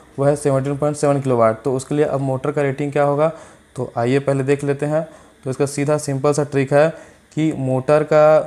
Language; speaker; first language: Hindi; native; Hindi